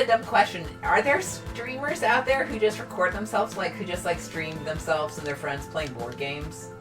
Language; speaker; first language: English; native; English